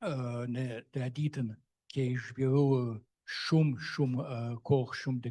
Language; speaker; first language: Albanian; non-native, fluent; Russian